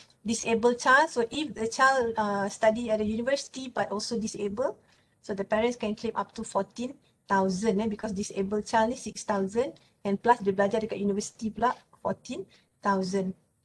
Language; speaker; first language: English; non-native, local second language; Malay